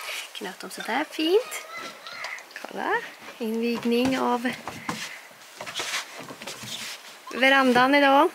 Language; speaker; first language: Swedish; native; Swedish